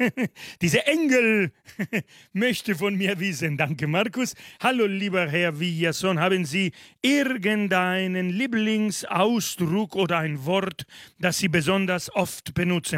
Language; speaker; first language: German; non-native, fluent; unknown